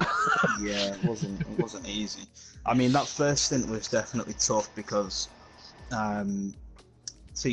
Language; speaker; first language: English; native; English